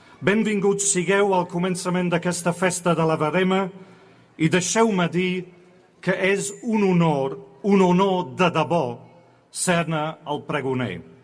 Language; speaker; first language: Catalan; non-native, fluent; English